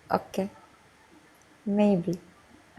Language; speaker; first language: English; non-native, fluent; Arabic